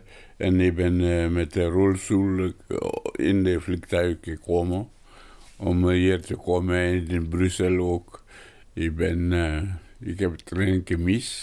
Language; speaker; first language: Dutch; non-native, learner; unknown